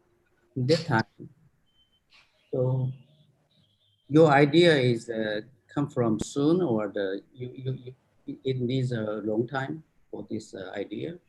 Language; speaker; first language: English; non-native, fluent; Korean